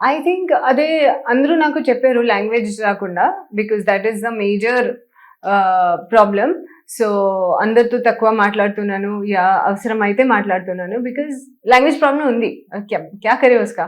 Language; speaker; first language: Telugu; non-native, learner; Hindi